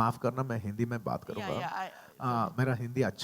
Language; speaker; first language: Hindi; non-native, local second language; Telugu